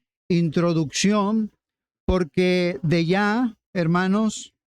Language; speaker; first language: Spanish; native; Spanish